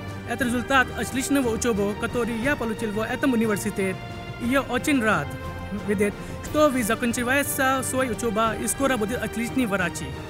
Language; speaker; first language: Russian; non-native, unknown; Hindi